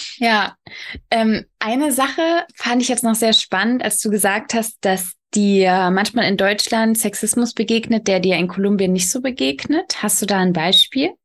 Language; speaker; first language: German; early bilingual, other home language; Polish